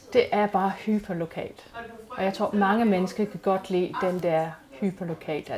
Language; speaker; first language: Danish; non-native, fluent; English